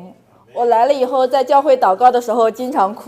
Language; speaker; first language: Chinese; native; Chinese